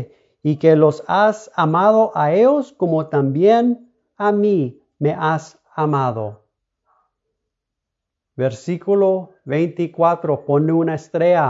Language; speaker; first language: Spanish; early bilingual, heritage; Spanish